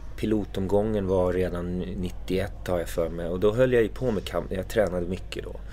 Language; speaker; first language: Swedish; early bilingual, other home language; English